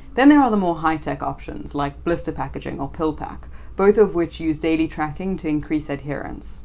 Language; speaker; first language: English; native; English